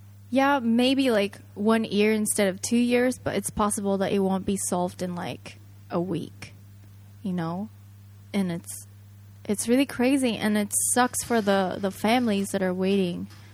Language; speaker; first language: English; non-native, fluent; Japanese